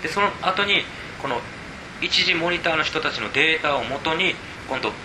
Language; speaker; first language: Japanese; native; Japanese